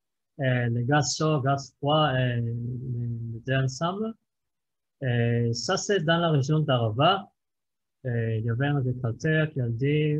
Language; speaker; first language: French; non-native, fluent; Hebrew